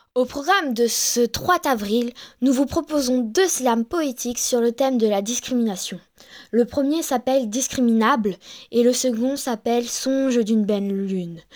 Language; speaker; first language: French; native; French